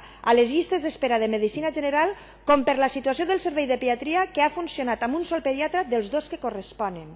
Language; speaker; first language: Catalan; native; Catalan